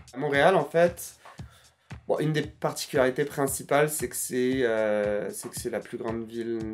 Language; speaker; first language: French; native; French